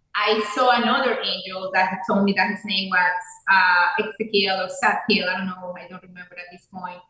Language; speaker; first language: English; non-native, fluent; Spanish